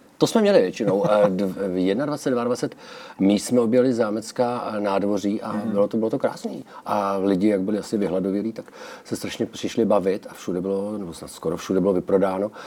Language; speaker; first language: Czech; native; Czech